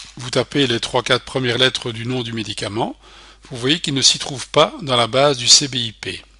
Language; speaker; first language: French; native; French